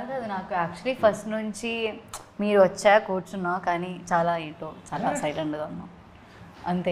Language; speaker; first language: Telugu; non-native, learner; Malayalam